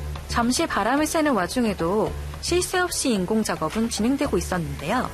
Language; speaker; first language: Korean; native; Korean